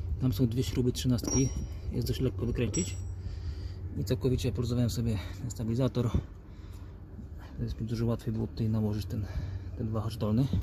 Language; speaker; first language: Polish; native; Polish